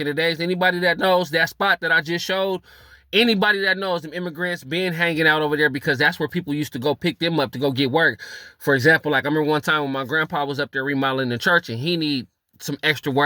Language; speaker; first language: English; native; English